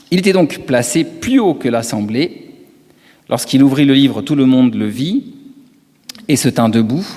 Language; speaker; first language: French; native; French